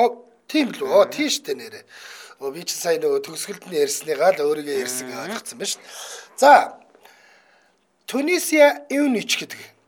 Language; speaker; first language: Mongolian; native; Mongolian